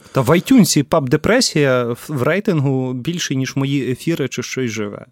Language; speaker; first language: Ukrainian; native; Ukrainian